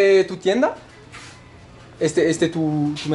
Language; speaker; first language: Spanish; non-native, learner; French